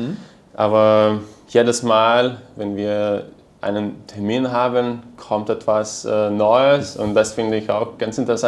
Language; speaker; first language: German; non-native, learner; Lithuanian